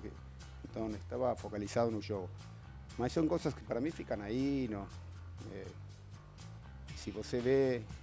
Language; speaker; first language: Portuguese; non-native, learner; Spanish